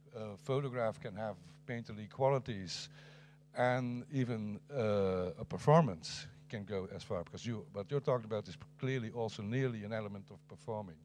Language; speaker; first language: English; non-native, fluent; Dutch